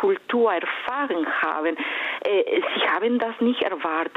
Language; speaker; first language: German; non-native, fluent; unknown